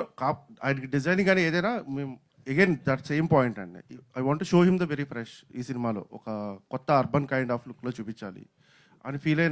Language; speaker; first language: Telugu; native; Telugu